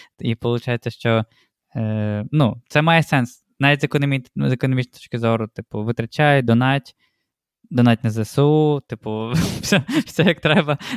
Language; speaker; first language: Ukrainian; non-native, local second language; Russian